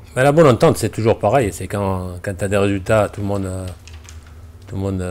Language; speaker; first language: French; native; French